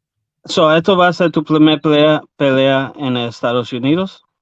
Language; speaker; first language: Spanish; early bilingual, heritage; English